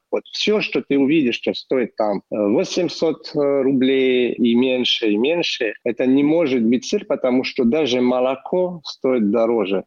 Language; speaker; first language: Russian; non-native, fluent; French